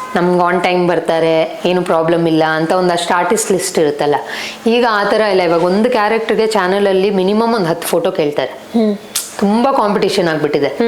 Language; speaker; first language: Kannada; non-native, local second language; Telugu